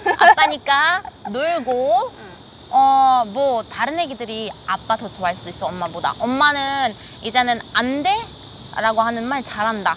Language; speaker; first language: Korean; non-native, fluent; Romanian